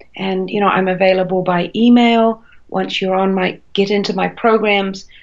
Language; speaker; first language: English; native; English